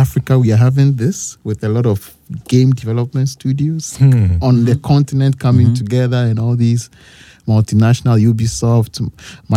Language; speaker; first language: English; non-native, local second language; Akan